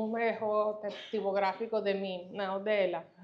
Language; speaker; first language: Portuguese; non-native, fluent; Spanish